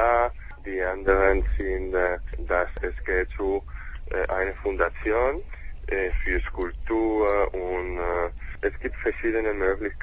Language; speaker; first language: German; non-native, learner; Spanish